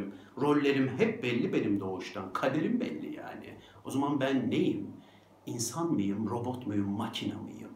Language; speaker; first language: Turkish; native; Turkish